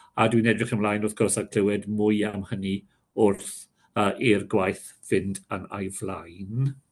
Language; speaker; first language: Welsh; non-native, local second language; English